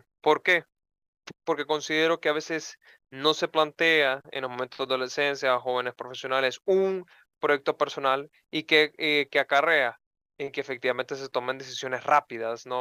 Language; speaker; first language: Spanish; native; Spanish